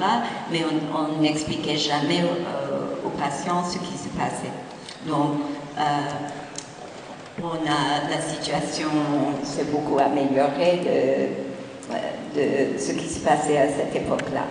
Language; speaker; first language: French; non-native, fluent; English